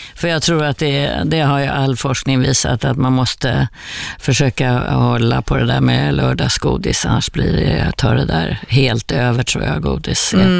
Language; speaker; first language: Swedish; native; Swedish